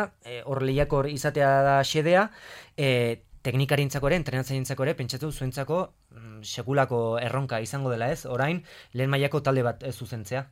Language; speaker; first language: Basque; native; Basque